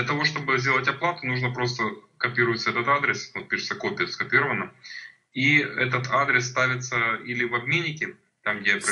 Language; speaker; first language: Russian; native; Russian